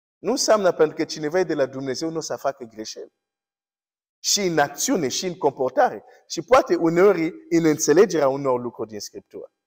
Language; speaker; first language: Romanian; non-native, fluent; English